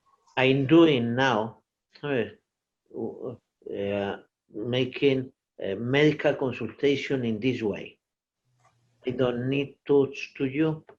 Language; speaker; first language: English; non-native, learner; Portuguese